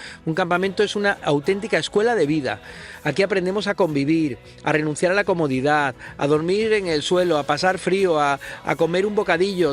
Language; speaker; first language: Spanish; native; Spanish